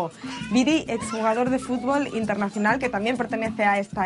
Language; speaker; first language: Spanish; native; Spanish